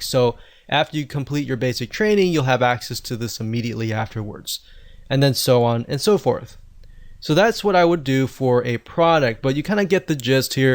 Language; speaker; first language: English; native; English